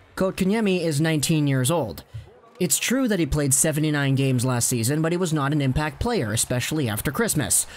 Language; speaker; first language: English; native; English